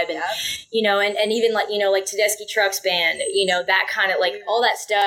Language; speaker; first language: English; native; English